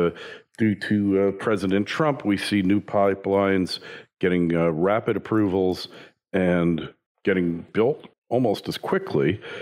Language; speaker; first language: English; native; English